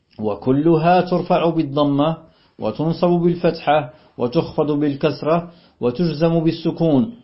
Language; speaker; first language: Arabic; non-native, fluent; French